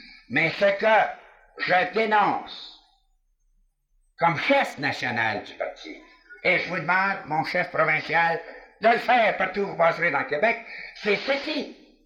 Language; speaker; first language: French; native; French